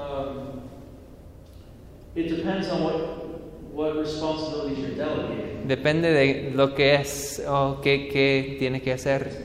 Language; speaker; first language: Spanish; non-native, fluent; English